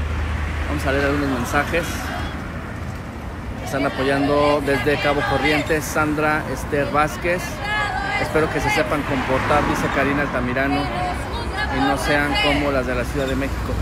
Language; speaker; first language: Spanish; native; Spanish